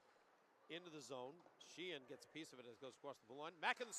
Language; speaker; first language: English; native; English